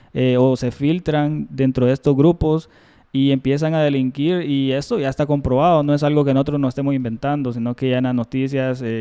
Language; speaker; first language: Spanish; native; Spanish